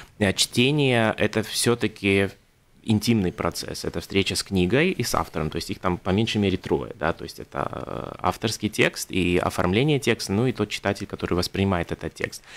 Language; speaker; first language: Russian; native; Russian